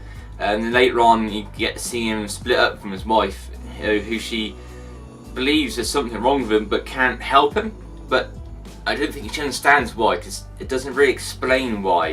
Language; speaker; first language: English; native; English